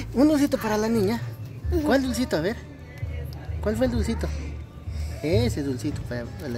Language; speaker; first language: Spanish; native; Spanish